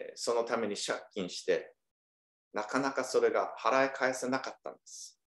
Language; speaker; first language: Japanese; early bilingual, heritage; Japanese